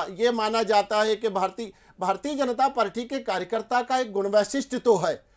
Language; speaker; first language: Hindi; native; Hindi